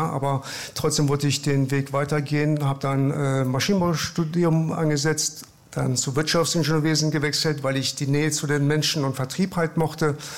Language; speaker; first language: German; early bilingual, other home language; Persian